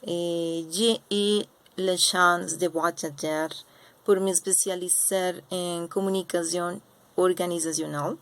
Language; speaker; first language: French; non-native, learner; Spanish